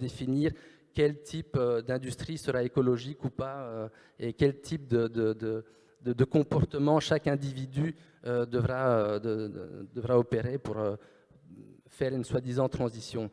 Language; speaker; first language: French; native; French